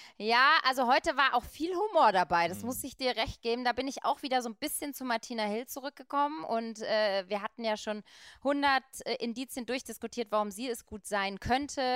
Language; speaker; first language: German; native; German